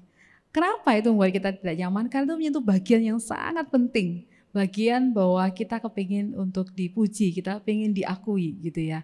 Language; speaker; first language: Indonesian; native; Indonesian